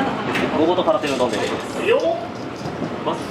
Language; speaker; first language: Japanese; native; Japanese